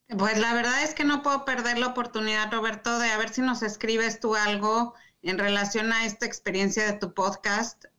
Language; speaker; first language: Spanish; native; Spanish